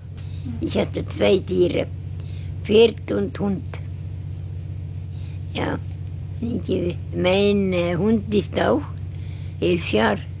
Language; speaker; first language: German; non-native, learner; Estonian